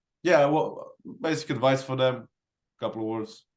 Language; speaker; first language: English; non-native, fluent; Bulgarian